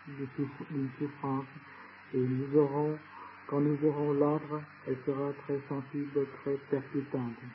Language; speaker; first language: French; non-native, fluent; Vietnamese